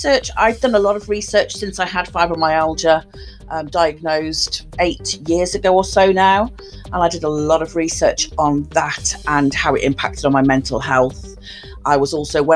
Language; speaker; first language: English; native; English